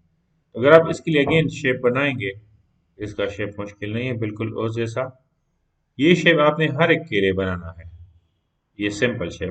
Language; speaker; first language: Hindi; non-native, local second language; Punjabi